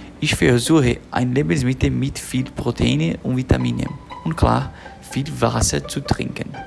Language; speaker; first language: German; non-native, learner; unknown